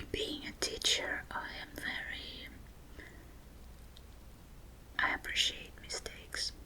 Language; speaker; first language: English; non-native, fluent; Russian